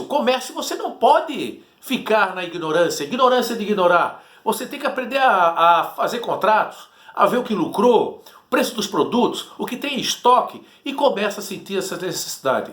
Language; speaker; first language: Portuguese; native; Portuguese